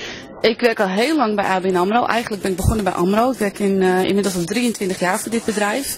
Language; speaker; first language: Dutch; native; Dutch